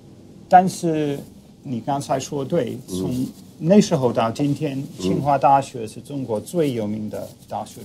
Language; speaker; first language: Chinese; non-native, fluent; English